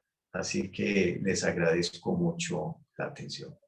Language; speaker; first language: Spanish; native; Spanish